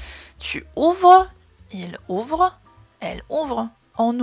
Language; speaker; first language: French; non-native, fluent; Polish